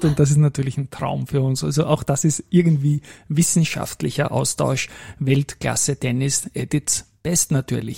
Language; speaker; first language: German; native; German